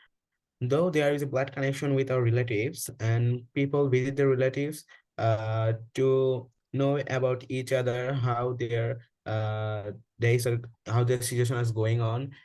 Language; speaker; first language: English; non-native, learner; Bangla